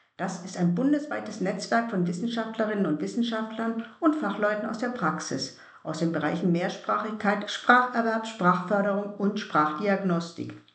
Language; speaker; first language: German; native; German